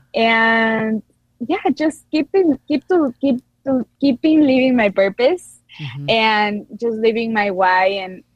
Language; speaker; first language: English; non-native, fluent; Spanish